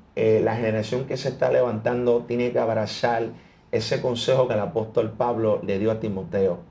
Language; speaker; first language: Spanish; early bilingual, heritage; Spanish